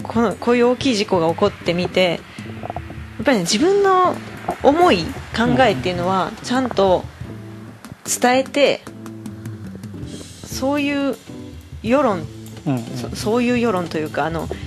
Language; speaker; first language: Japanese; native; Japanese